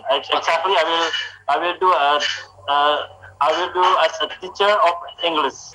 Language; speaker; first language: English; non-native, learner; Indonesian